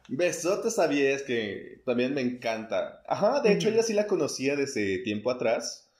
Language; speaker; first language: Spanish; native; Spanish